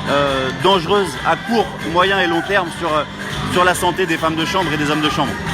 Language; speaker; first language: French; native; French